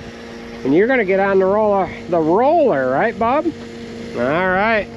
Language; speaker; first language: English; native; English